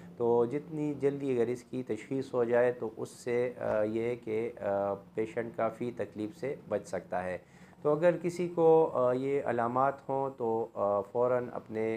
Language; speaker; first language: Urdu; non-native, local second language; Pashto